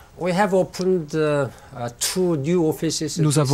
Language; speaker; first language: French; non-native, learner; Korean